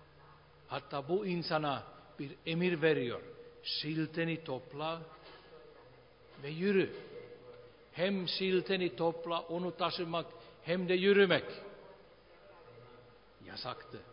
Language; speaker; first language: Turkish; non-native, fluent; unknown